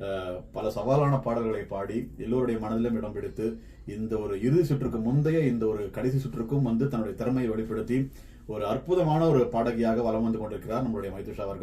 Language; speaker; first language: Tamil; native; Tamil